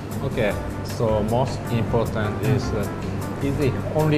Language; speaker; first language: English; non-native, learner; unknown